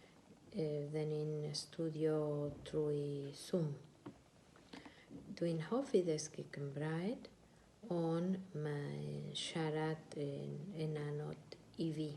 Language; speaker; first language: Welsh; non-native, learner; Spanish